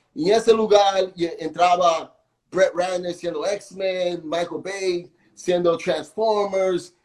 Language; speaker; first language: Spanish; early bilingual, heritage; Spanish